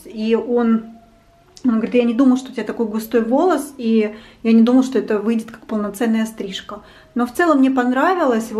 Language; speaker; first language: Russian; native; Russian